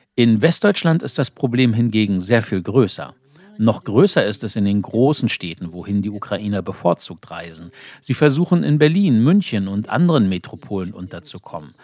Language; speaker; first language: German; non-native, fluent; Ukrainian